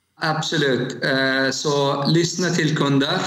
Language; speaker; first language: Swedish; non-native, learner; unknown